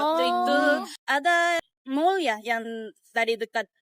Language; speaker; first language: Indonesian; non-native, learner; Japanese